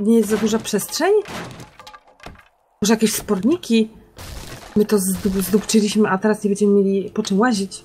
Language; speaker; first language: Polish; native; Polish